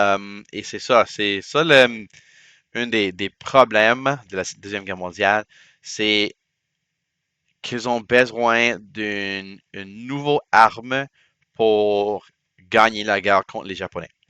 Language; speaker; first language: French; non-native, local second language; English